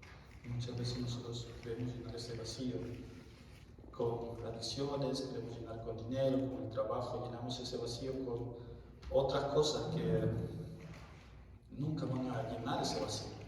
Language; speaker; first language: Spanish; native; Spanish